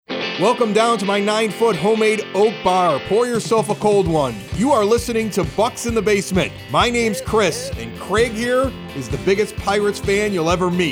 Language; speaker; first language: English; native; English